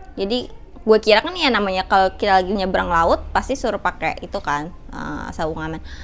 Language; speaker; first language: Indonesian; native; Indonesian